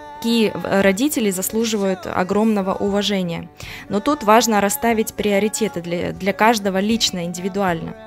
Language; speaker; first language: Russian; native; Russian